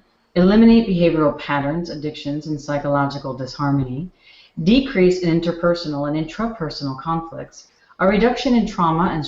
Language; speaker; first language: English; native; English